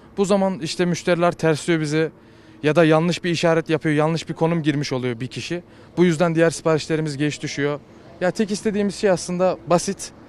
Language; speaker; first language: Turkish; native; Turkish